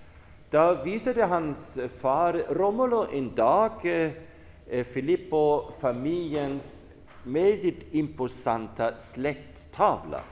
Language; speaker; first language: Swedish; non-native, fluent; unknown